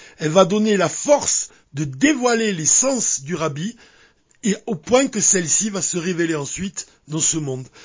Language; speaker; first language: French; native; French